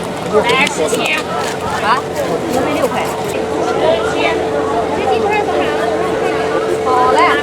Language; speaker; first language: Chinese; native; Chinese